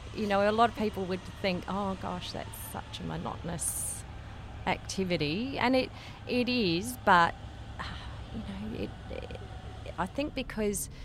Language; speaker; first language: English; native; English